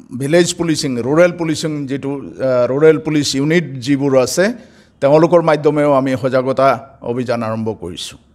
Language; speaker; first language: Assamese; non-native, local second language; Bangla